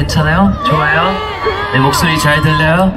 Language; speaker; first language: Korean; non-native, fluent; English